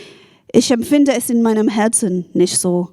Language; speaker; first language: German; non-native, fluent; English